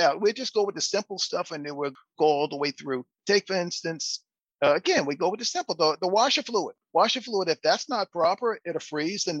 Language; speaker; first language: English; native; English